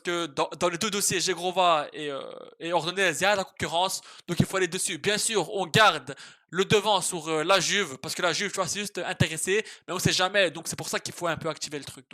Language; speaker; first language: French; native; French